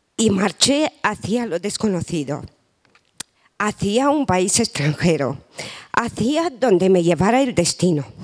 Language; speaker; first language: Spanish; non-native, fluent; Romanian